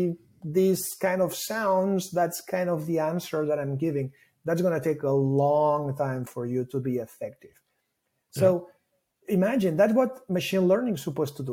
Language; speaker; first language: English; non-native, fluent; Catalan